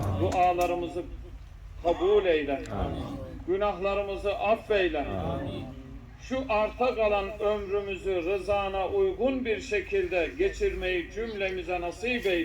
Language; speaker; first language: Turkish; native; Turkish